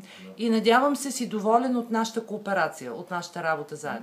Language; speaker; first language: Bulgarian; native; Bulgarian